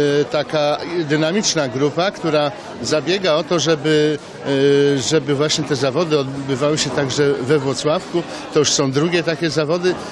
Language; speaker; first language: Polish; native; Polish